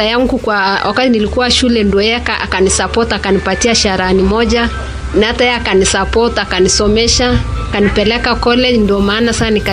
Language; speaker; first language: Swahili; non-native, local second language; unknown